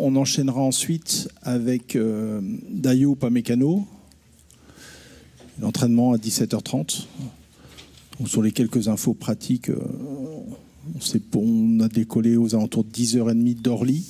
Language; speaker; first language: French; native; French